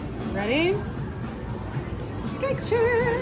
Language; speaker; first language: English; native; English